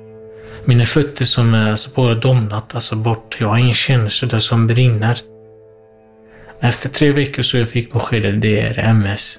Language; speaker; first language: Swedish; non-native, learner; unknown